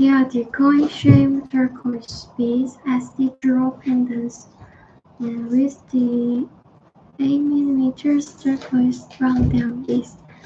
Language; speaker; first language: English; non-native, learner; Chinese